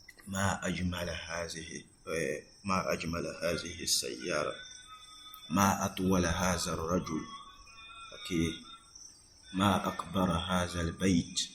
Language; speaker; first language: Arabic; non-native, fluent; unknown